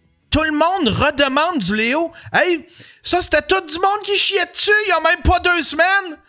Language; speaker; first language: French; native; French